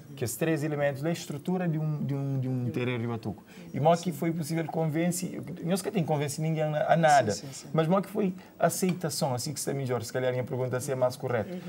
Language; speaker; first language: Portuguese; non-native, local second language; Kabuverdianu